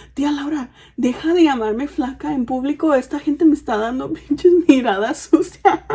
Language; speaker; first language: Spanish; early bilingual, other home language; English